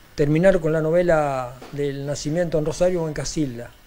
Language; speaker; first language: Spanish; native; Spanish